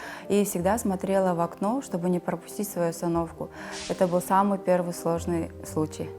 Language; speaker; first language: Russian; non-native, local second language; Kazakh